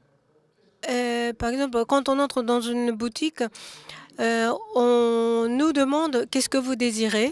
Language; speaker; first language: French; non-native, fluent; Japanese